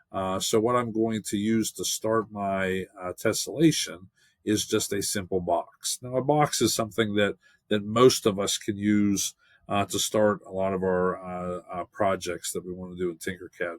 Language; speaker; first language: English; native; English